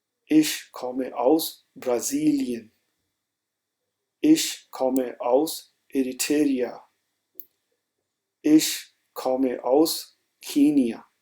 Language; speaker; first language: German; non-native, fluent; Urdu